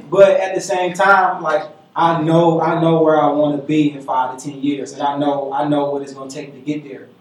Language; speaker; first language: English; native; English